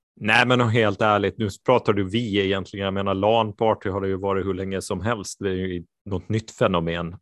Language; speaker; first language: Swedish; native; Swedish